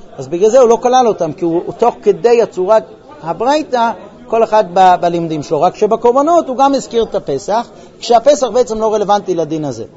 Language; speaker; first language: Hebrew; early bilingual, heritage; Hebrew